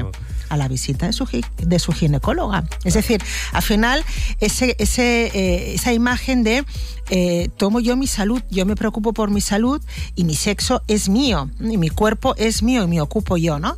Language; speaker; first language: Spanish; native; Spanish